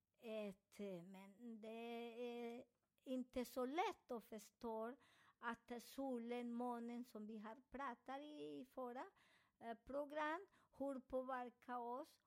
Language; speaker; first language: Swedish; non-native, learner; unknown